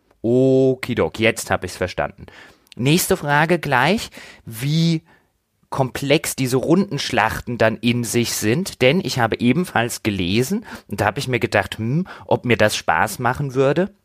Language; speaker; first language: German; native; German